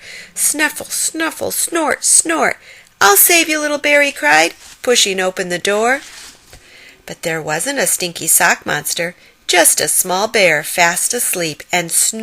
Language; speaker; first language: English; native; English